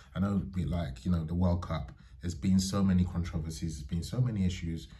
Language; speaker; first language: English; native; English